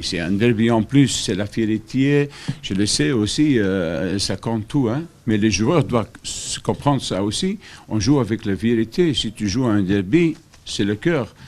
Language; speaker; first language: French; non-native, fluent; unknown